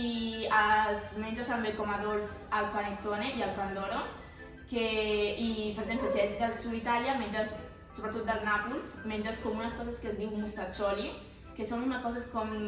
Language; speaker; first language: Catalan; non-native, fluent; Italian